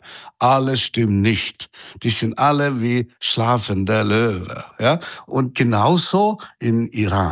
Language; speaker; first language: German; non-native, fluent; Chinese